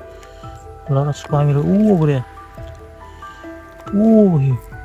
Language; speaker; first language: English; non-native, learner; Khmer